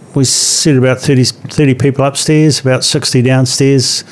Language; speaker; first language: English; native; English